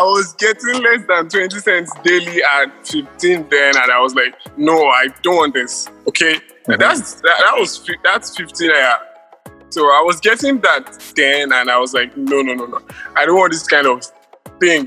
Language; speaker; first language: English; non-native, local second language; Yoruba